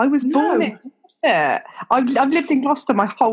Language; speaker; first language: English; native; English